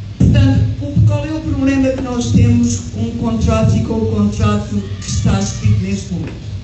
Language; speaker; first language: Portuguese; early bilingual, heritage; English